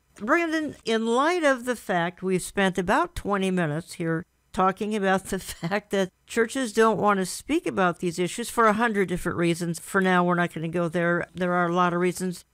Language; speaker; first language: English; native; English